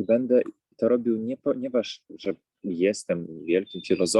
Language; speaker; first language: Polish; native; Polish